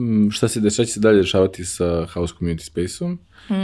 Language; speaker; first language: Serbian; native; Serbian